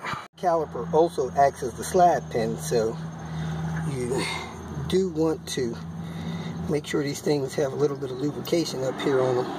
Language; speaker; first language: English; native; English